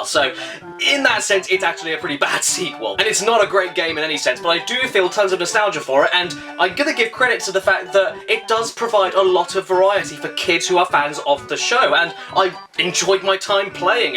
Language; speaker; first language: English; native; English